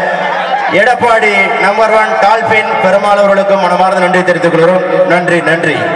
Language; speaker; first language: Tamil; native; Tamil